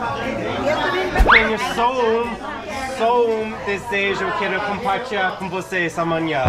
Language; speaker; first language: Portuguese; non-native, learner; English